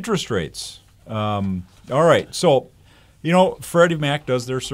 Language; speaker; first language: English; native; English